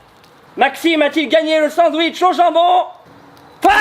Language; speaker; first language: French; native; French